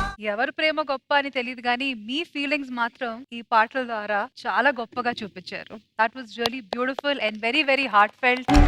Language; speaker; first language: Telugu; native; Telugu